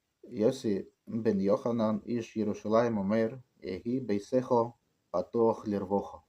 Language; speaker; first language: Hebrew; non-native, fluent; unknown